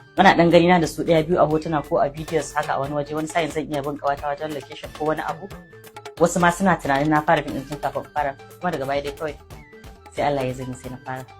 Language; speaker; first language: Hausa; non-native, local second language; Fula